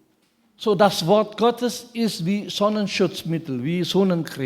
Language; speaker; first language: German; non-native, fluent; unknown